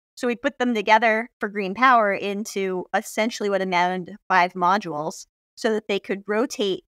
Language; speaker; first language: English; native; English